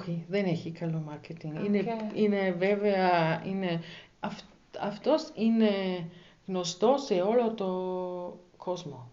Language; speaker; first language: Greek; non-native, learner; German